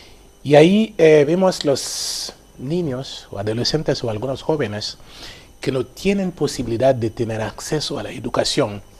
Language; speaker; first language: Spanish; non-native, fluent; Haitian Creole